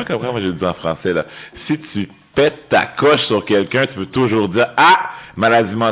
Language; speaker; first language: French; native; French